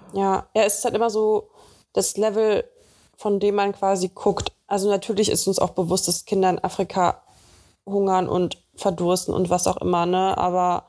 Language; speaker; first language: German; early bilingual, other home language; Russian